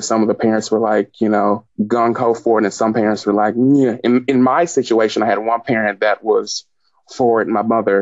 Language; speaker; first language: English; native; English